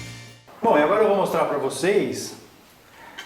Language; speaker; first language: Portuguese; native; Portuguese